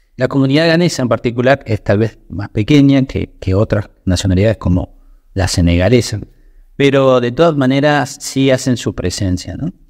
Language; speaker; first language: Spanish; native; Spanish